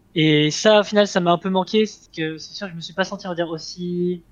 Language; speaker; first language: French; native; French